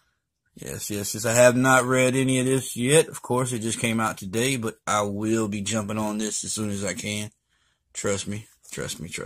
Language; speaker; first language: English; native; English